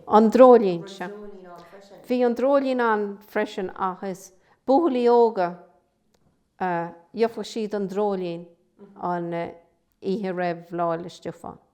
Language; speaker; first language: Irish; native; Irish